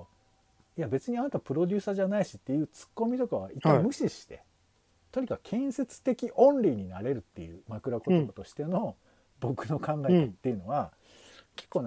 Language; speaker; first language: Japanese; native; Japanese